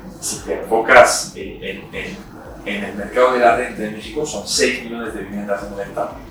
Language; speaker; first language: Spanish; non-native, fluent; French